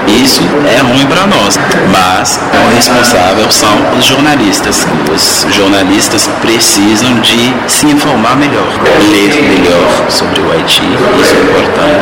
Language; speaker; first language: Portuguese; non-native, fluent; Haitian Creole